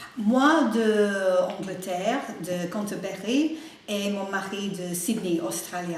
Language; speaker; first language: French; non-native, learner; English